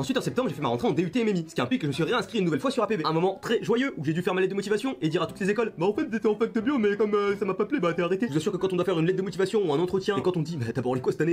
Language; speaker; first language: French; native; French